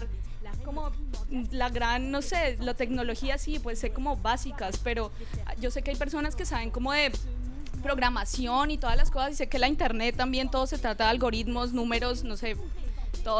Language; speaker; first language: Spanish; native; Spanish